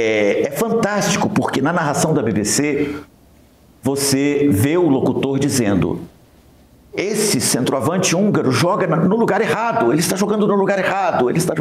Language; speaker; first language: Portuguese; native; Portuguese